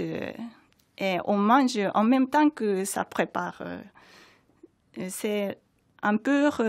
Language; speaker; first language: French; non-native, fluent; Japanese